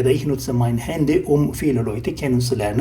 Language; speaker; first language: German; non-native, fluent; Turkish